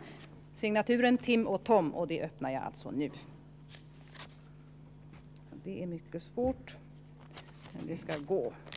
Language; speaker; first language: Swedish; native; Swedish